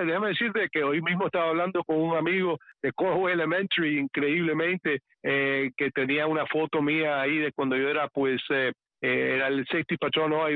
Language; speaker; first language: Spanish; early bilingual, heritage; Spanish